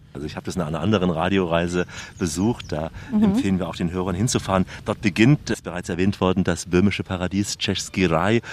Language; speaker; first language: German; native; German